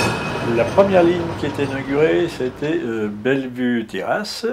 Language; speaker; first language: French; native; French